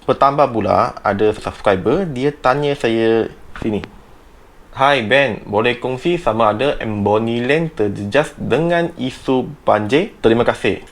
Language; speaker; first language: Malay; non-native, local second language; Chinese